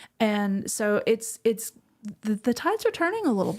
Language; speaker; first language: English; native; English